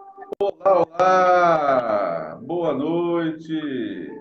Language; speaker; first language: Portuguese; native; Portuguese